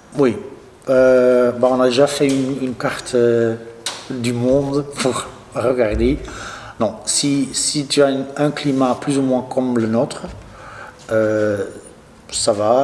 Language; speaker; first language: French; non-native, local second language; Dutch